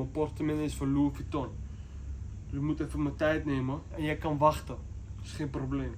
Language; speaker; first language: Dutch; early bilingual, other home language; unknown